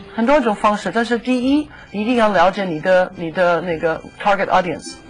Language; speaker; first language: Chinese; non-native, fluent; English